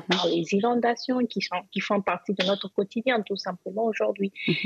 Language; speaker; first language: French; non-native, local second language; Hausa